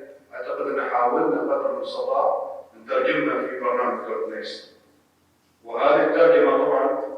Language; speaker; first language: Arabic; native; Arabic